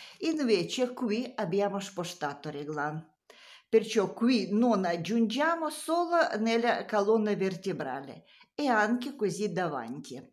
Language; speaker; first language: Italian; non-native, learner; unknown